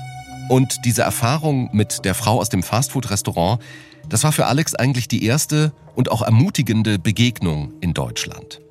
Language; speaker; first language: German; native; German